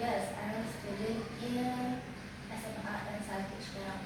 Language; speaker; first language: English; non-native, learner; Indonesian